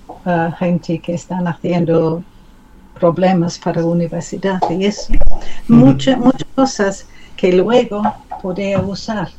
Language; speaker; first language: Spanish; non-native, learner; English